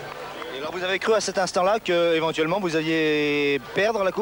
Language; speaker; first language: French; native; French